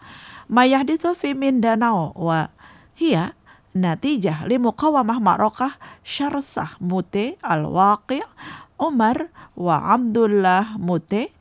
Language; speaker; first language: Arabic; non-native, fluent; Indonesian